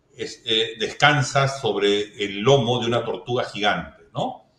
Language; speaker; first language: Spanish; native; Spanish